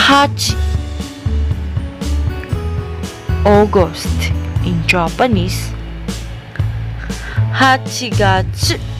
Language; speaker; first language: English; non-native, local second language; Filipino